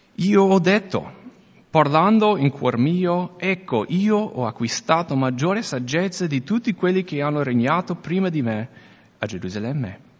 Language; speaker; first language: Italian; non-native, fluent; English